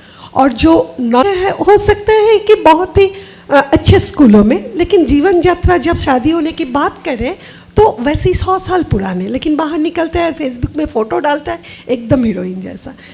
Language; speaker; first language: Hindi; non-native, local second language; Bangla